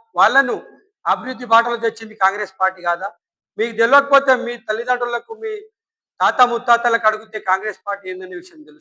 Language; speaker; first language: Telugu; non-native, local second language; Lambadi